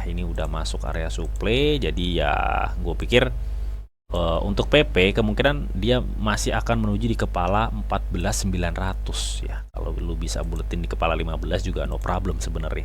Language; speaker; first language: Indonesian; native; Indonesian